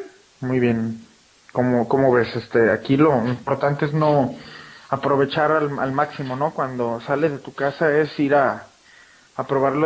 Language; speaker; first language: Spanish; native; Spanish